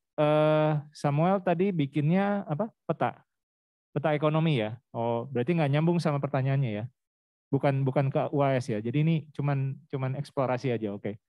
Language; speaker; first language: Indonesian; native; Indonesian